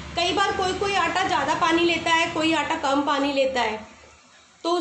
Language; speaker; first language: Hindi; native; Hindi